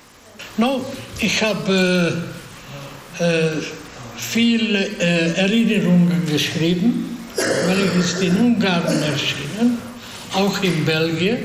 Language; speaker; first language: German; non-native, fluent; Hungarian